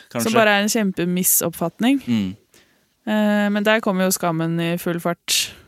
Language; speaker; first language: Norwegian; native; Norwegian